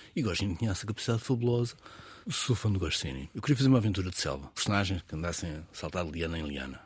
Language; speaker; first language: Portuguese; native; Portuguese